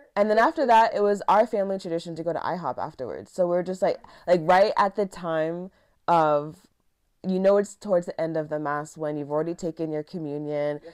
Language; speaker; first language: English; early bilingual, other home language; Yoruba